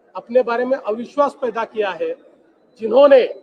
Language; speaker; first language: Hindi; non-native, local second language; Marathi